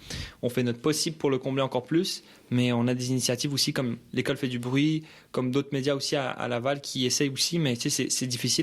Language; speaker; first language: French; early bilingual, other home language; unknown